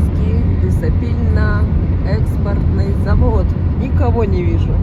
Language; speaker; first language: Russian; native; Russian